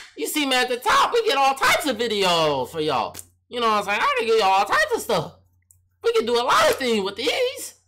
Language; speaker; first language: English; native; English